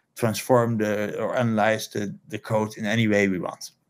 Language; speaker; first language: English; non-native, fluent; Dutch